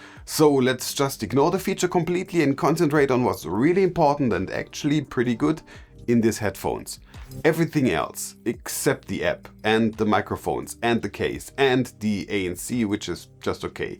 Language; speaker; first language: English; non-native, fluent; German